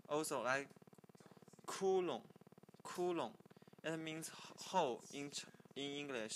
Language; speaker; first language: English; non-native, learner; Chinese